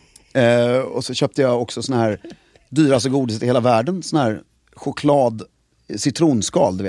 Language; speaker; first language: Swedish; native; Swedish